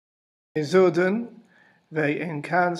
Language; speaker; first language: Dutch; non-native, learner; English